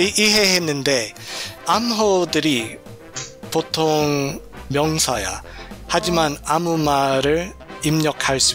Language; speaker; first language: Korean; non-native, learner; English